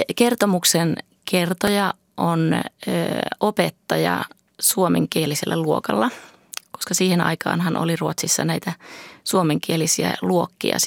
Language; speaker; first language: Finnish; early bilingual, heritage; Finnish